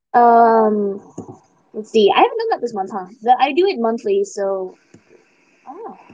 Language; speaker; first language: English; native; English